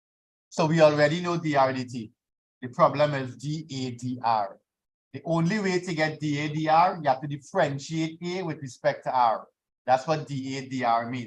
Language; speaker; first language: English; native; English